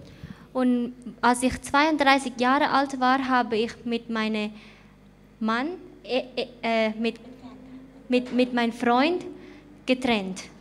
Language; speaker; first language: German; non-native, fluent; Thai